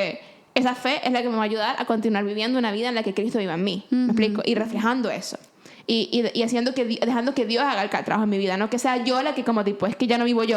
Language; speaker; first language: Spanish; native; Spanish